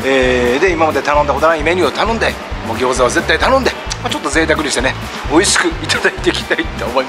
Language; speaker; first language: Japanese; native; Japanese